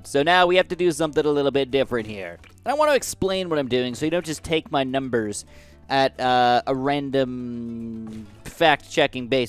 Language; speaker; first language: English; native; English